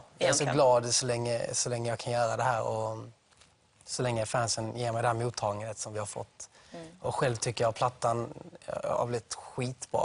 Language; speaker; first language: Swedish; native; Swedish